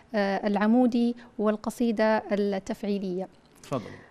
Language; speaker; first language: Arabic; native; Arabic